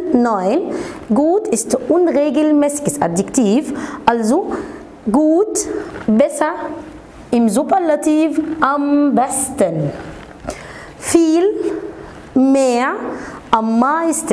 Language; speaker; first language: German; non-native, fluent; Arabic